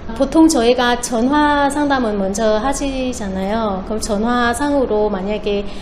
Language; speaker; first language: Korean; non-native, fluent; Vietnamese